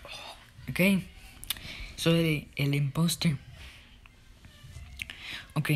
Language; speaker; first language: Spanish; early bilingual, heritage; Spanish